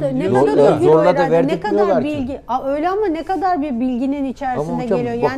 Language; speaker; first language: Turkish; native; Turkish